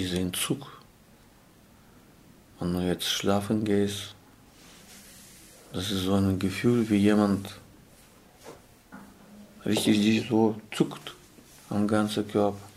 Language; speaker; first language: German; non-native, learner; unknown